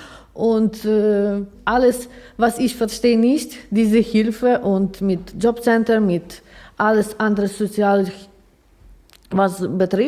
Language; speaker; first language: German; non-native, learner; Ukrainian